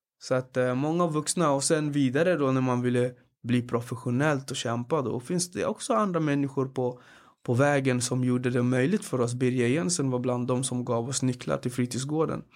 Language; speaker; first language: Swedish; early bilingual, other home language; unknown